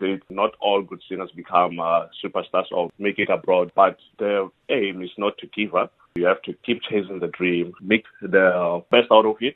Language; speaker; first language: English; non-native, local second language; Southern Sotho